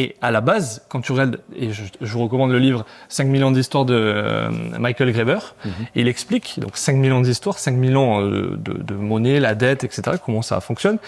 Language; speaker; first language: French; native; French